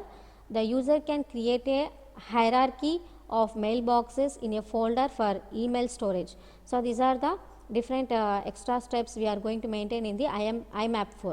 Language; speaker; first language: English; non-native, local second language; Telugu